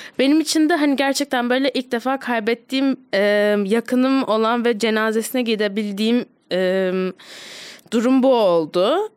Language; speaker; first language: Turkish; native; Turkish